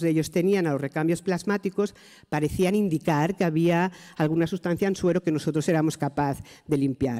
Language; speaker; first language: Spanish; native; Spanish